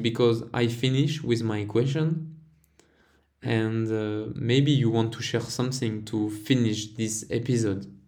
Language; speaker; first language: English; non-native, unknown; French